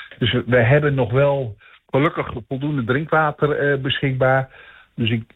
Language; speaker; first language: Dutch; native; Dutch